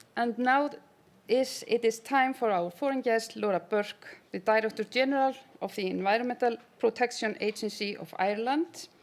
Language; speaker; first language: English; non-native, fluent; Icelandic